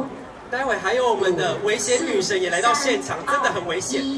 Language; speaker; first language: Chinese; native; Chinese